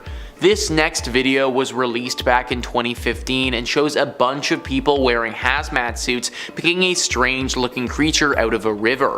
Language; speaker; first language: English; native; English